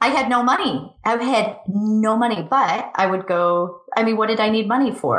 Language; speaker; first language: English; native; English